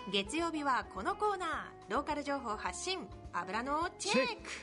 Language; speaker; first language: Japanese; native; Japanese